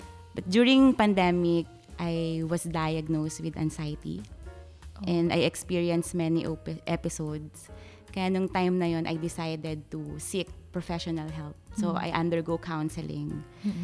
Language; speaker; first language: English; non-native, local second language; Filipino